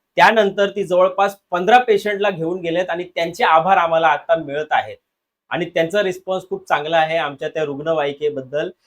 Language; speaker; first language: Marathi; non-native, local second language; Hindi